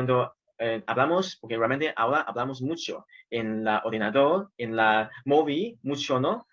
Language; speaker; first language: Spanish; non-native, fluent; Chinese